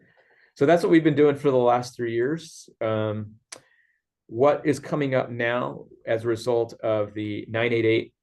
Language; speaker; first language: English; native; English